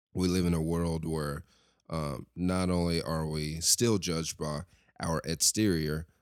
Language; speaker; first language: English; native; English